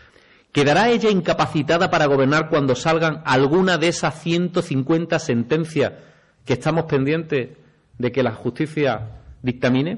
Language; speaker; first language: Spanish; native; Spanish